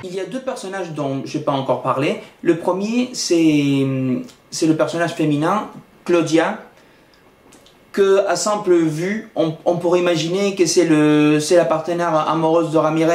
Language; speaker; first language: French; non-native, fluent; Spanish